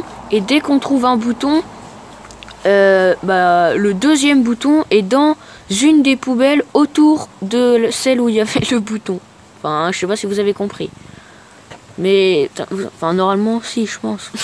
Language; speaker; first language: French; native; French